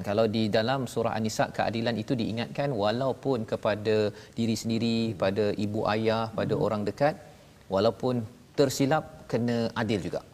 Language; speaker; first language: Malay; native; Malay